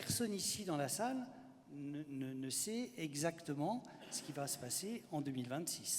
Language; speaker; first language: French; native; French